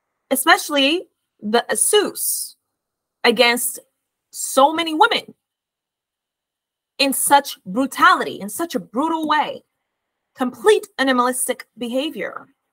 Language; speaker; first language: English; native; English